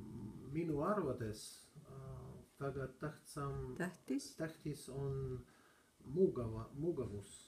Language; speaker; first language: Estonian; non-native, learner; Russian